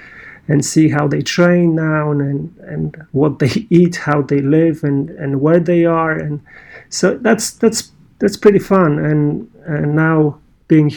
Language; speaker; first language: English; non-native, fluent; Polish